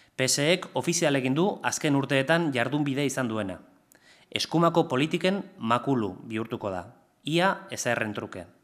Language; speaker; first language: Basque; non-native, local second language; Spanish